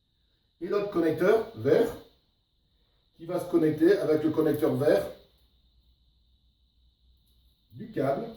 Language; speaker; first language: French; native; French